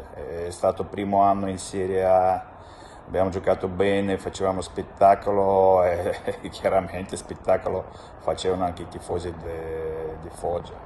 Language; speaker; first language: Italian; non-native, fluent; Russian